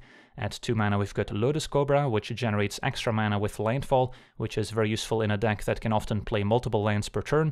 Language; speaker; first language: English; native; English